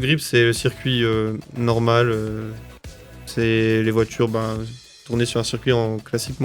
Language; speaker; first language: French; native; French